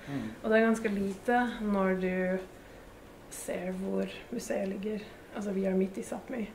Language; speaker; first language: Norwegian; non-native, fluent; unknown